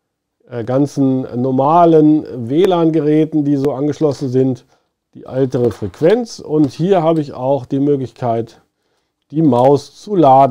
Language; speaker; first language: German; native; German